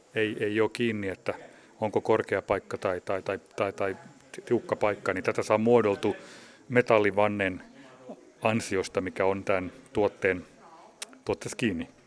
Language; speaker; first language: Finnish; non-native, local second language; Swedish